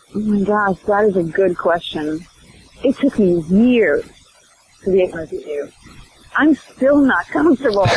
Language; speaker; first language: English; early bilingual, other home language; Swedish